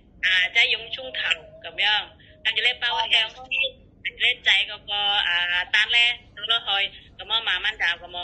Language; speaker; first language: Cantonese; non-native, learner; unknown